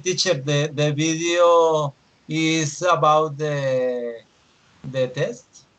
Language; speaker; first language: English; non-native, learner; Spanish